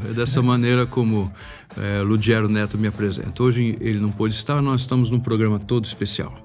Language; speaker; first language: Portuguese; native; Portuguese